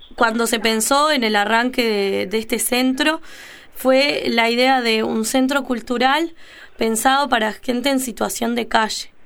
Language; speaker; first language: Spanish; native; Spanish